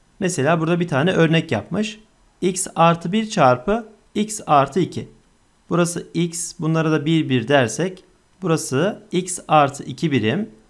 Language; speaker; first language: Turkish; native; Turkish